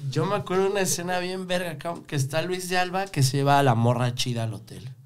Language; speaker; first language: Spanish; native; Spanish